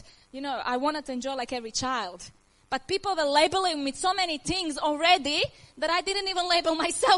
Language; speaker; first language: English; non-native, learner; Croatian